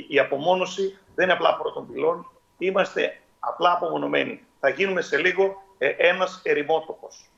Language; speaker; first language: Greek; native; Greek